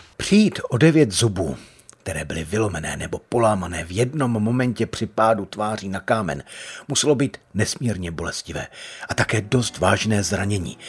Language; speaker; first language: Czech; native; Czech